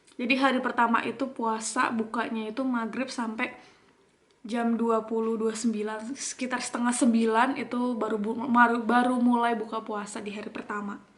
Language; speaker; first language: Indonesian; native; Indonesian